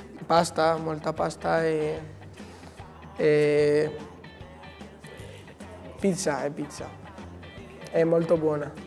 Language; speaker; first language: Italian; non-native, learner; Spanish